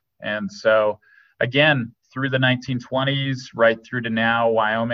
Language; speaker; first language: English; native; English